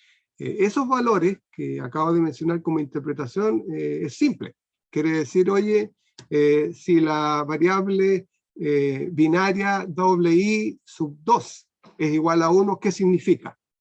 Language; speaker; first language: Spanish; non-native, fluent; Portuguese